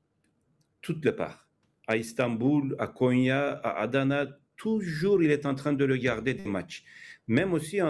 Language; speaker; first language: French; non-native, fluent; Turkish